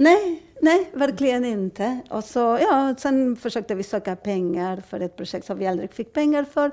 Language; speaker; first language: Swedish; non-native, fluent; Spanish